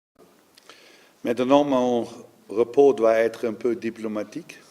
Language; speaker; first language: French; non-native, learner; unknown